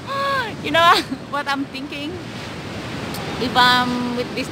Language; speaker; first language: English; non-native, learner; Indonesian